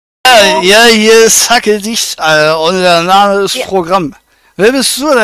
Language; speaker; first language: German; native; German